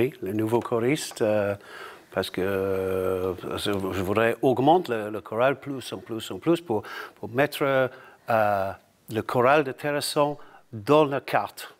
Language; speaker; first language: French; non-native, learner; English